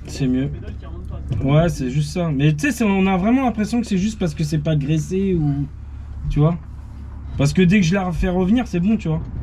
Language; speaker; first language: French; native; French